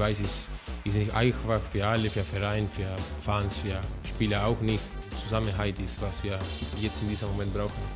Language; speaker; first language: German; non-native, learner; Spanish